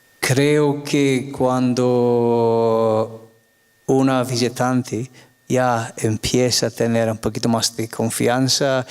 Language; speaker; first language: Spanish; non-native, fluent; English